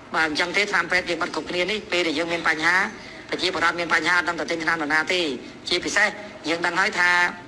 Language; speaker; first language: Khmer; native; Khmer